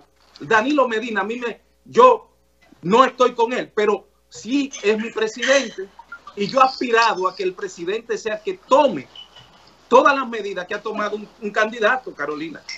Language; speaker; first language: Spanish; native; Spanish